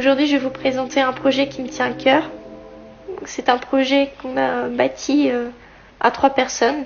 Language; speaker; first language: French; native; French